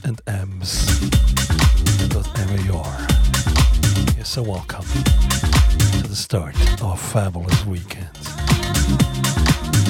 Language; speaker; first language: English; non-native, fluent; German